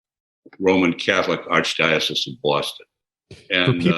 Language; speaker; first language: English; native; English